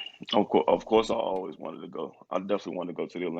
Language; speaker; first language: English; native; English